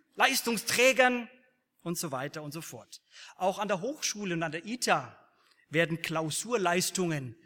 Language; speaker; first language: German; native; German